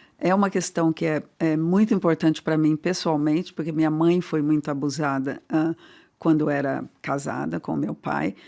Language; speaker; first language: Portuguese; native; Portuguese